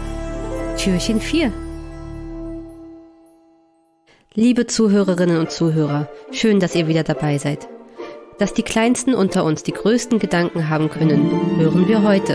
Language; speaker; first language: German; native; German